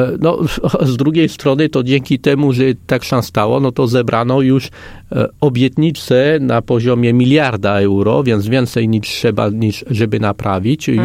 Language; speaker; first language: Polish; non-native, fluent; French